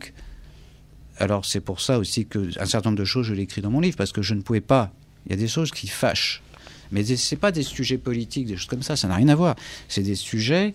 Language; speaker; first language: French; native; French